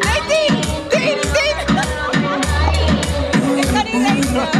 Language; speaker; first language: Dutch; early bilingual, other home language; Papiamento